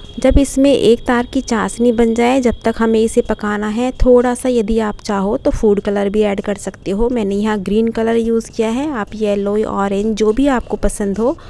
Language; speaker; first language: Hindi; native; Hindi